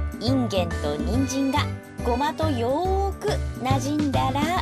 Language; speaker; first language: Japanese; native; Japanese